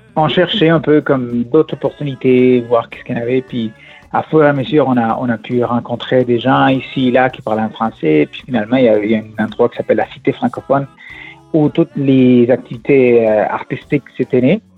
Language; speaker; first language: French; non-native, fluent; Spanish